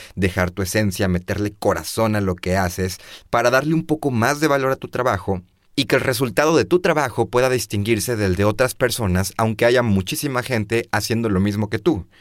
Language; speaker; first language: Spanish; native; Spanish